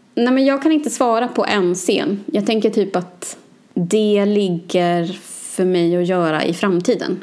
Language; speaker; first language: Swedish; native; Swedish